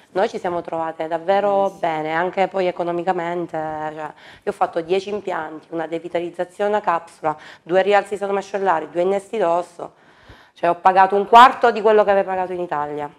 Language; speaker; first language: Italian; native; Italian